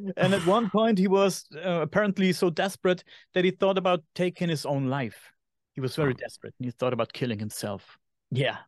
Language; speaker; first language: English; non-native, fluent; German